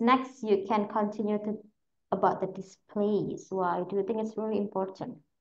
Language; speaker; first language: English; non-native, fluent; Indonesian